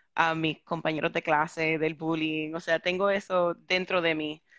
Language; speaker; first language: Spanish; early bilingual, heritage; Spanish